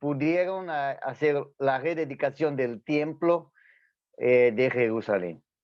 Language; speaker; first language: Spanish; non-native, fluent; Portuguese